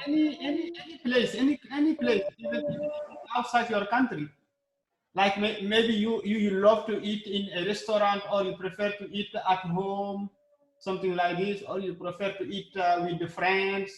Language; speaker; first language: English; non-native, learner; Arabic